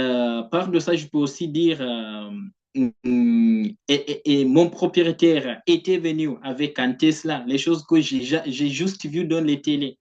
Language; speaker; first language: French; non-native, fluent; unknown